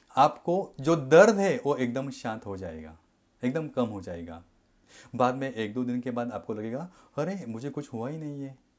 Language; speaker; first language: Hindi; non-native, local second language; Marathi